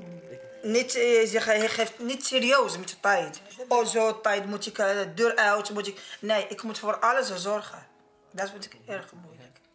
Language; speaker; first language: Dutch; non-native, learner; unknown